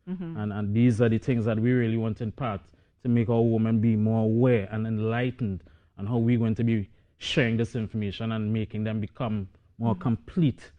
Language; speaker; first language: English; native; English